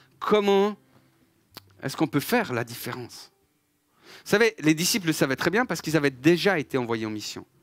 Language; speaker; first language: French; native; French